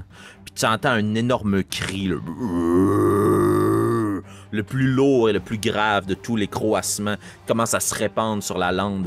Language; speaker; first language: French; native; French